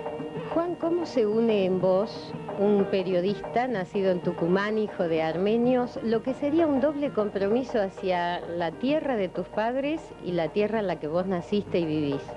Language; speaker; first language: Spanish; native; Spanish